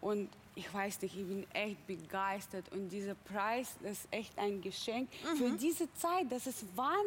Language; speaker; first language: German; non-native, fluent; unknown